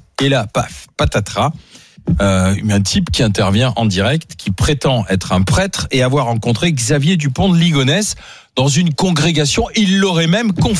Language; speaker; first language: French; native; French